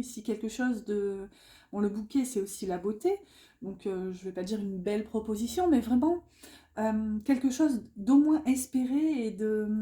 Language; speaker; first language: French; native; French